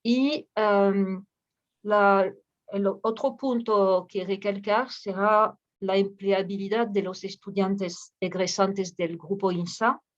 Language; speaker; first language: Spanish; non-native, fluent; French